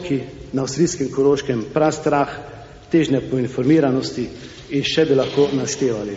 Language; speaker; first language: Slovenian; native; Slovenian